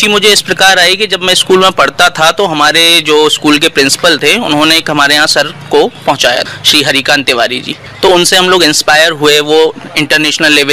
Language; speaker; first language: Hindi; native; Hindi